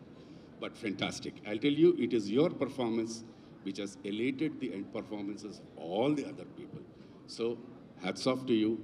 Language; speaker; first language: Telugu; native; Telugu